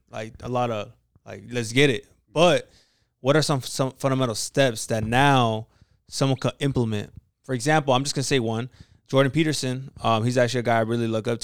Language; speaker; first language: English; early bilingual, other home language; Spanish